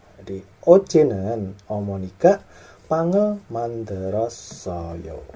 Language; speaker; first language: Korean; non-native, fluent; Indonesian